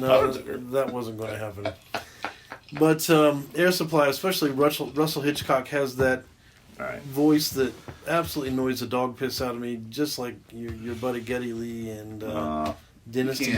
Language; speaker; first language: English; native; English